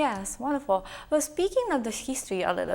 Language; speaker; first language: English; native; English